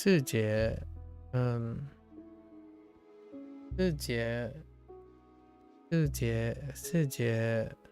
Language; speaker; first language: Chinese; non-native, learner; English